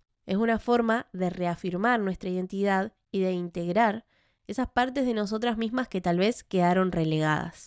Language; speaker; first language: Spanish; native; Spanish